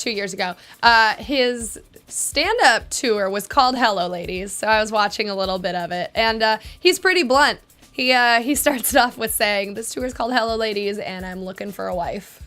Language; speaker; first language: English; native; English